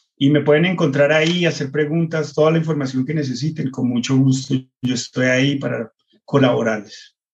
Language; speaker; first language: Spanish; early bilingual, heritage; Spanish